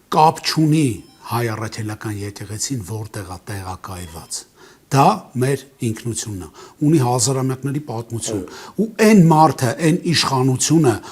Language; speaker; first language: Armenian; native; Armenian